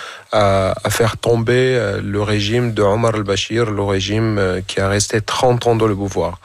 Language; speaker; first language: French; non-native, fluent; Arabic